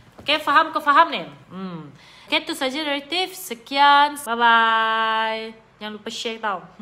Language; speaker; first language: Malay; native; Malay